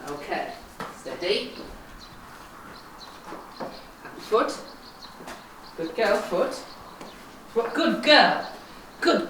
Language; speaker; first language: English; native; English